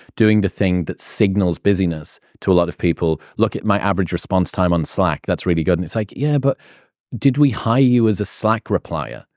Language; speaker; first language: English; native; English